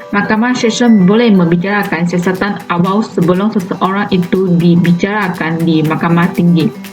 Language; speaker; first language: Malay; non-native, local second language; Chinese